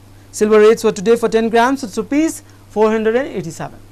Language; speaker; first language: English; non-native, local second language; Urdu